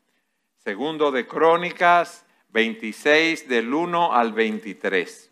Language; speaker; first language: Spanish; native; Spanish